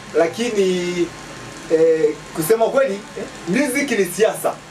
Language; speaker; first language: Swahili; non-native, local second language; Kamba